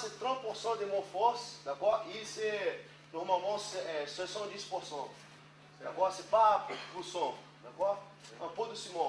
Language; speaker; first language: French; non-native, learner; Portuguese